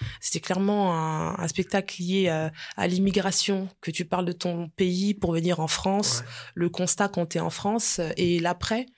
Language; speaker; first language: French; early bilingual, other home language; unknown